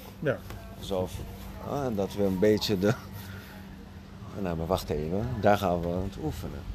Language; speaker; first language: Dutch; non-native, fluent; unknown